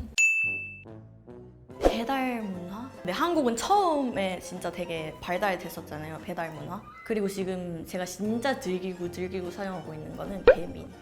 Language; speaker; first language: Korean; non-native, fluent; Thai